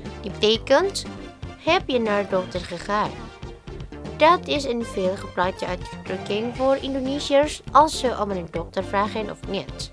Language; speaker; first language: Dutch; non-native, learner; Indonesian